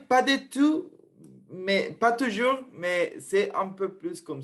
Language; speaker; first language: French; non-native, fluent; Spanish